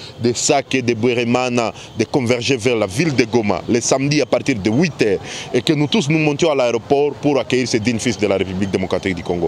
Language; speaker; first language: French; non-native, local second language; Swahili